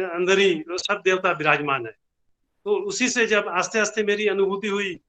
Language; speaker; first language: Hindi; non-native, local second language; Bangla